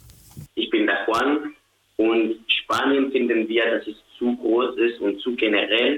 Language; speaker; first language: German; non-native, learner; Spanish